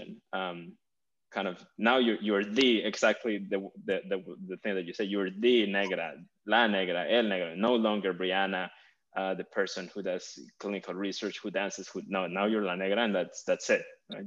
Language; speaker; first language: English; non-native, fluent; Spanish